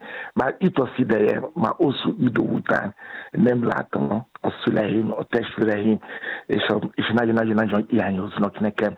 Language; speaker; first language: Hungarian; non-native, fluent; Yoruba